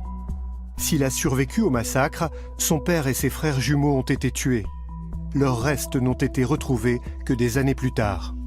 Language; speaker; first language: French; native; French